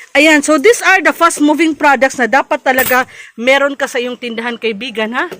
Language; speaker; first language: Filipino; non-native, local second language; Cebuano